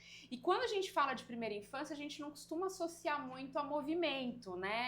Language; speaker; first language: Portuguese; native; Portuguese